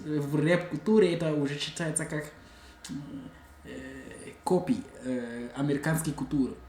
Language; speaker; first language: Russian; non-native, fluent; English